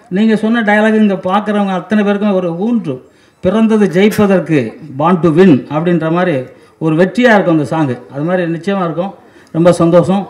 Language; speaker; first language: Tamil; native; Tamil